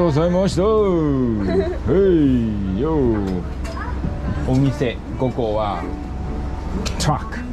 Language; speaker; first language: Japanese; non-native, learner; Thai